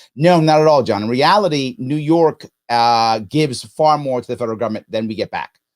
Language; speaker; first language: English; native; English